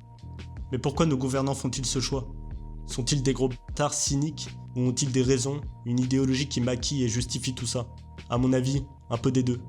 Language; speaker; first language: French; native; French